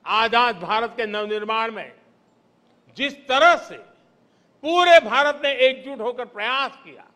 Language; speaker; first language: Hindi; non-native, local second language; Gujarati